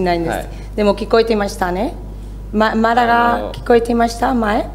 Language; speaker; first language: Japanese; non-native, learner; Spanish